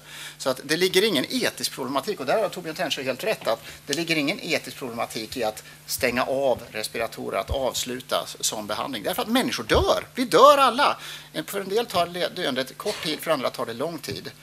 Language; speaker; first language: Swedish; native; Swedish